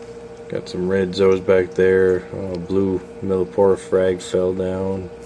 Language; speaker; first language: English; native; English